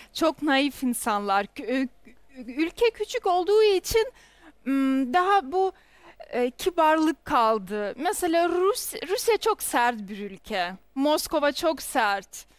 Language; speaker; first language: Turkish; non-native, fluent; Russian